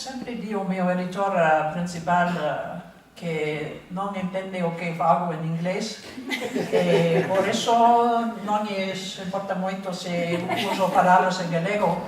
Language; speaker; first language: Galician; non-native, fluent; English